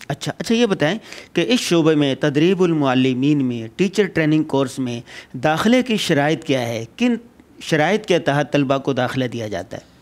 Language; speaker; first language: Urdu; native; Urdu